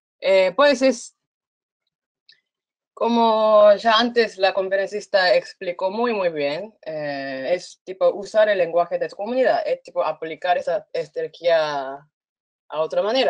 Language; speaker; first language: Spanish; non-native, fluent; Korean